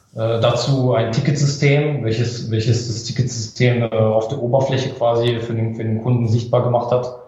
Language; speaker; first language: German; native; German